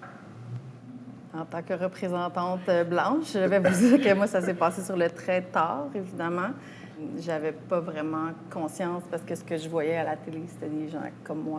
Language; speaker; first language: French; native; French